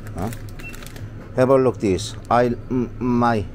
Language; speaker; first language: English; non-native, learner; Korean